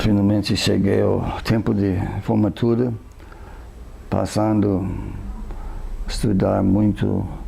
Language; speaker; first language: Portuguese; non-native, fluent; English